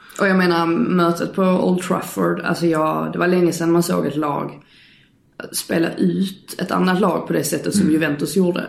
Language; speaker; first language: Swedish; native; Swedish